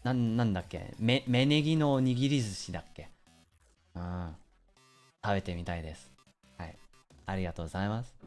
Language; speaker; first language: Japanese; early bilingual, other home language; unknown